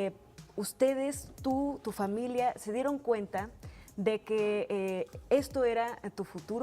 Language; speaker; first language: Spanish; native; Spanish